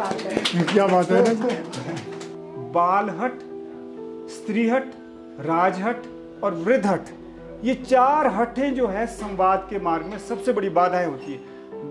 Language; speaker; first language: Hindi; native; Hindi